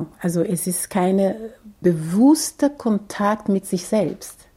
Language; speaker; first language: German; non-native, fluent; Portuguese